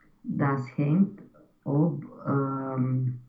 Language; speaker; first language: German; non-native, learner; Romanian